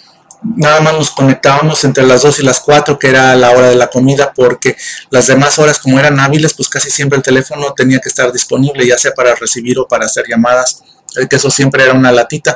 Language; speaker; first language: Spanish; native; Spanish